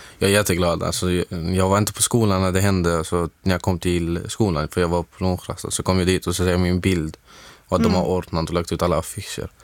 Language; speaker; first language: Swedish; non-native, fluent; Arabic